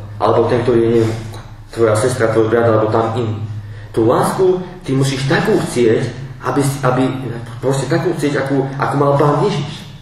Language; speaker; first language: Slovak; non-native, local second language; Romany